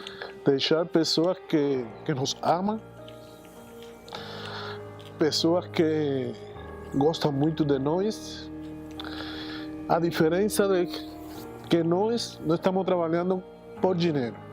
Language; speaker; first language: Portuguese; non-native, fluent; Spanish